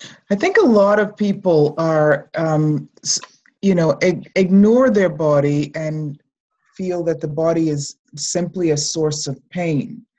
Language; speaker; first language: English; native; English